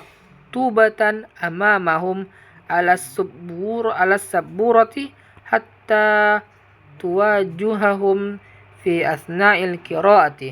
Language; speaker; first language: Arabic; non-native, learner; Indonesian